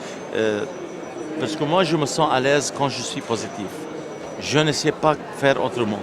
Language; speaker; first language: French; non-native, local second language; Arabic